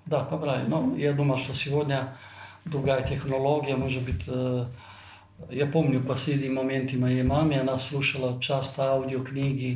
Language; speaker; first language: Russian; non-native, fluent; Italian